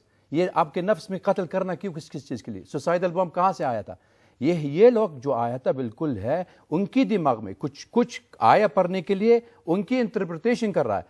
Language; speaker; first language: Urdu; non-native, learner; Arabic